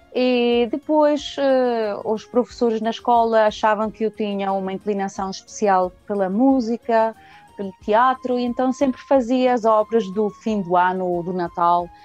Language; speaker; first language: Portuguese; early bilingual, heritage; Portuguese